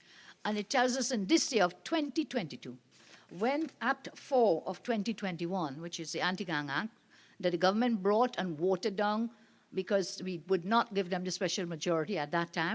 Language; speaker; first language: English; native; English